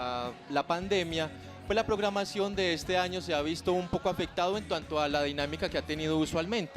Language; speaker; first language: Spanish; native; Spanish